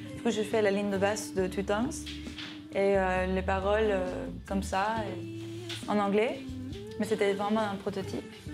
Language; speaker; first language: French; non-native, fluent; Spanish